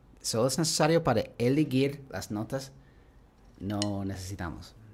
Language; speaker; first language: Spanish; non-native, learner; English